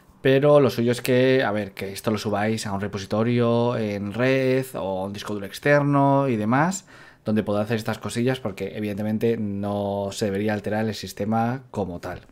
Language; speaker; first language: Spanish; native; Spanish